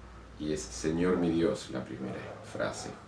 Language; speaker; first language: Spanish; native; Spanish